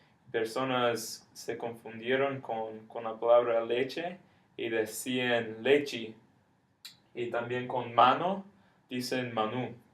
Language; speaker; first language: Spanish; non-native, fluent; English